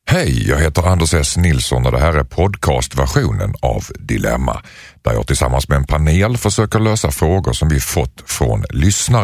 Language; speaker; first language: Swedish; native; Swedish